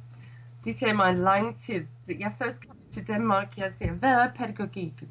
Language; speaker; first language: Danish; non-native, fluent; English